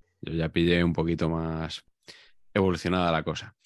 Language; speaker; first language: Spanish; native; Spanish